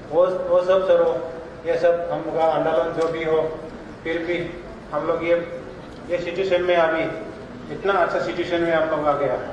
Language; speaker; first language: Hindi; non-native, local second language; Bodo